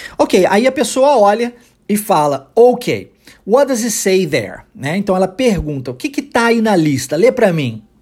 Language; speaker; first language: Portuguese; early bilingual, heritage; English